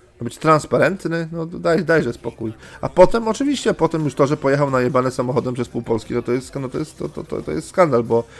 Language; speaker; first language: Polish; native; Polish